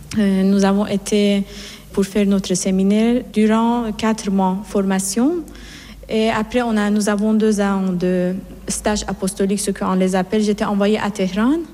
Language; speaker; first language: French; non-native, fluent; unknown